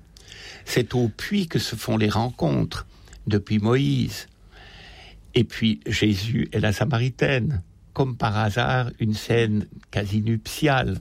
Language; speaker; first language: French; native; French